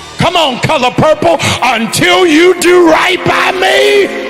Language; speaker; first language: English; native; English